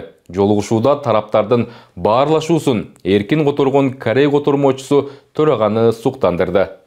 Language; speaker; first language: Kyrgyz; native; Kyrgyz